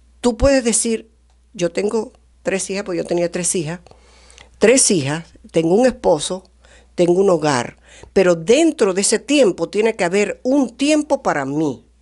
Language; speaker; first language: Spanish; native; Spanish